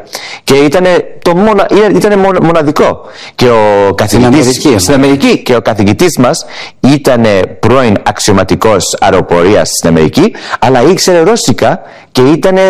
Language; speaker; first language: Greek; early bilingual, heritage; English